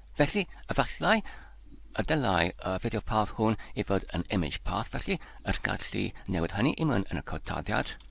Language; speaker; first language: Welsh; non-native, learner; Polish